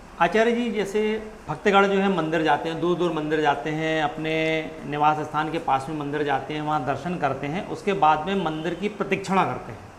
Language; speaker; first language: Hindi; native; Hindi